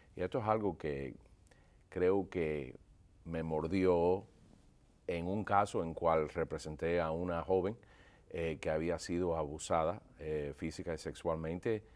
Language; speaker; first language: Spanish; early bilingual, heritage; Spanish